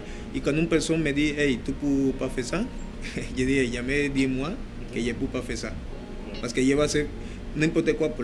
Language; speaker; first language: French; non-native, learner; Spanish